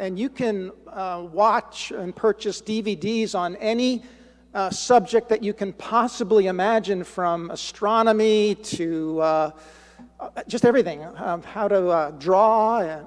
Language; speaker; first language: English; native; English